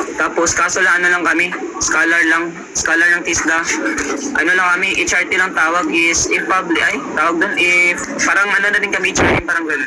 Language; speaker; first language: Filipino; non-native, local second language; Hiligaynon